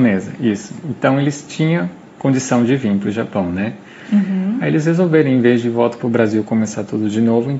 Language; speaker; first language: Portuguese; early bilingual, heritage; Portuguese